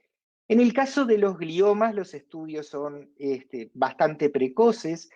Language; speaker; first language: Spanish; native; Spanish